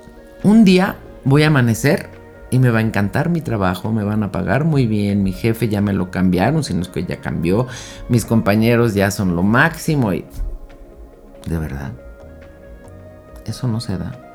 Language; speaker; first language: Spanish; native; Spanish